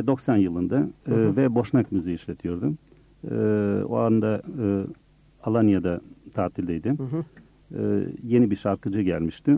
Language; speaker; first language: Turkish; early bilingual, other home language; Bosnian